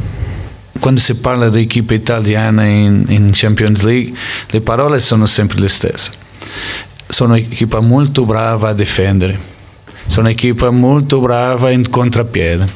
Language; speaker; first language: Italian; non-native, fluent; Portuguese